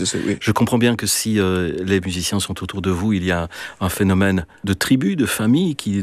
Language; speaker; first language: French; native; French